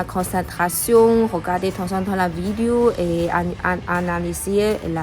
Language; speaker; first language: French; non-native, learner; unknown